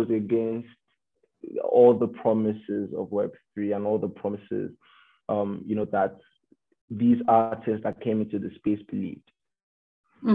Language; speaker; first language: English; non-native, local second language; Yoruba